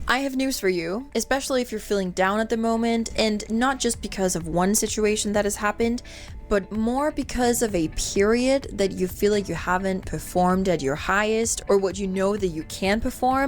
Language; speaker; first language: English; non-native, fluent; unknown